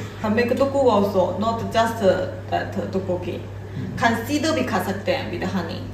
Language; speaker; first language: Hindi; non-native, learner; Korean